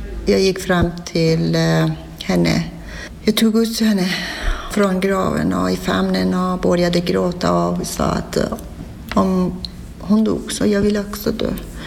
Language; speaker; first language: Swedish; non-native, fluent; Persian